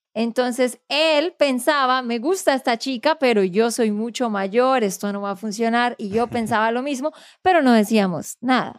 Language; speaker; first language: Spanish; native; Spanish